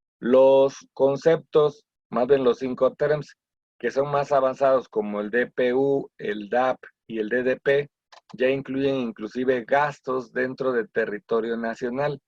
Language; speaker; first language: Spanish; native; Spanish